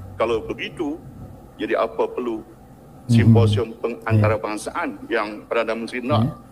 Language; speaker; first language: Malay; non-native, local second language; Iban